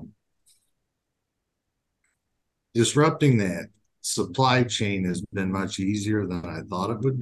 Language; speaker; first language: English; native; English